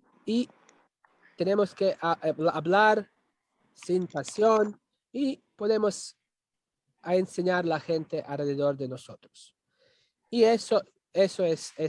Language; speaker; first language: Spanish; non-native, fluent; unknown